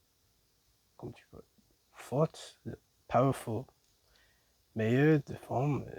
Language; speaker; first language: French; non-native, learner; English